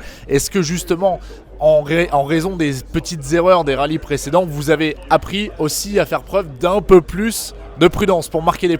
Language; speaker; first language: French; native; French